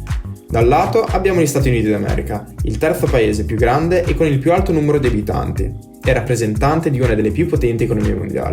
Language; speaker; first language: Italian; native; Italian